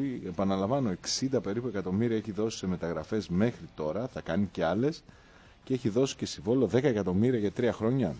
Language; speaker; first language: Greek; native; Greek